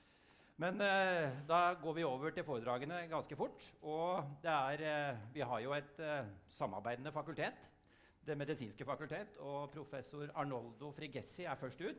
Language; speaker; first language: Norwegian; native; Norwegian